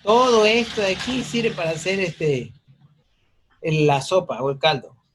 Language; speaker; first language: Spanish; native; Spanish